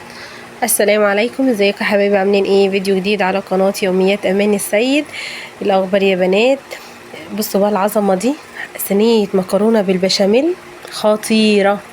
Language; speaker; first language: Arabic; native; Arabic